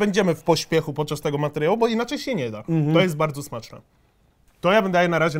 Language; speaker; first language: Polish; native; Polish